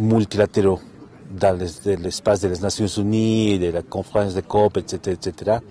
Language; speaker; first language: French; non-native, fluent; Spanish